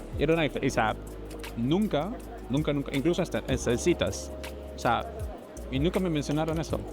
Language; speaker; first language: Spanish; native; Spanish